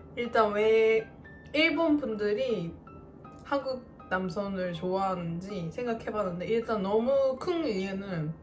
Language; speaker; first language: Korean; non-native, fluent; Japanese